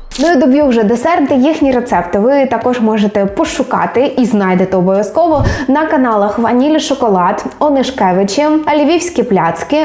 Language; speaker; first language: Ukrainian; native; Ukrainian